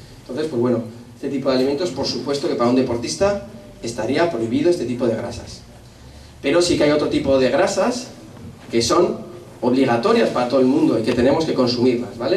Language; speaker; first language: Spanish; native; Spanish